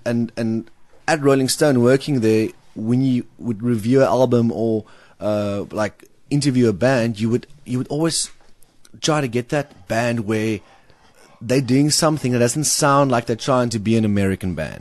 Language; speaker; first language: English; non-native, local second language; Afrikaans